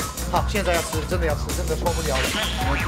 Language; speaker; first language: Chinese; non-native, fluent; Turkish